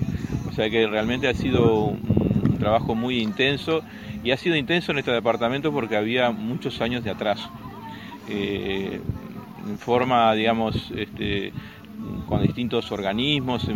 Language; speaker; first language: Spanish; native; Spanish